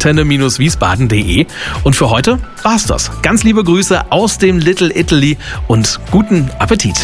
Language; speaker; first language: German; native; German